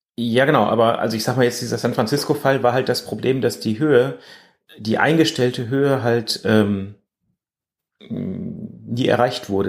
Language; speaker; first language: German; native; German